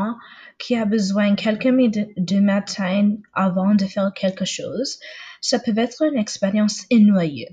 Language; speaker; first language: French; non-native, local second language; English